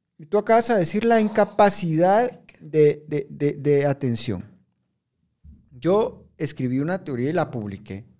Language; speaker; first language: Spanish; native; Spanish